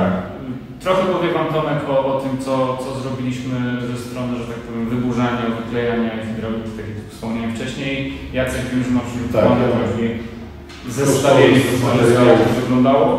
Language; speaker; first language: Polish; native; Polish